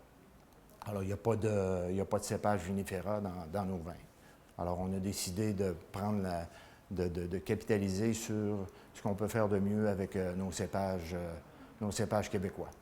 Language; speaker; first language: French; native; French